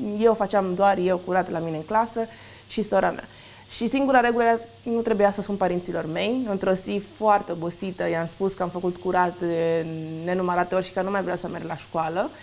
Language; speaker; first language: Romanian; non-native, fluent; Spanish